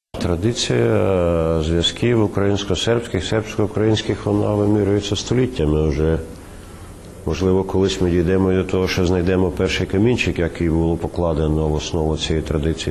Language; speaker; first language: Ukrainian; native; Ukrainian